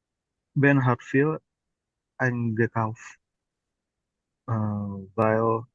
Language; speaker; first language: German; non-native, learner; Indonesian